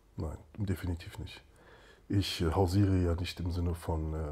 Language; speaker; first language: German; native; German